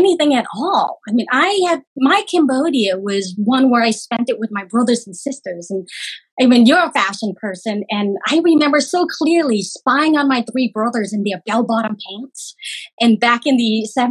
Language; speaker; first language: English; early bilingual, other home language; Khmer